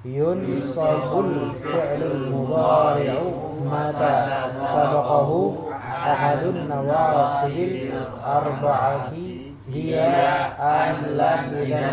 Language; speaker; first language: Arabic; non-native, learner; Indonesian